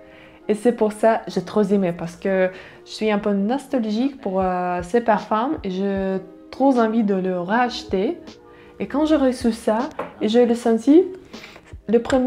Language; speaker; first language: French; non-native, learner; Russian